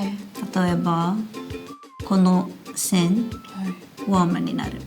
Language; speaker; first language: Japanese; non-native, fluent; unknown